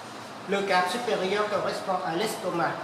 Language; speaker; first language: French; native; French